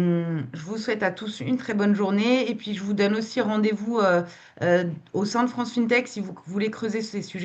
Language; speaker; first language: French; native; French